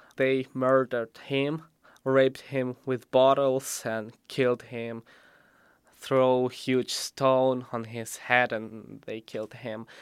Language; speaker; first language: English; non-native, fluent; Russian